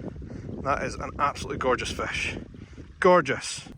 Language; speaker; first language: English; native; English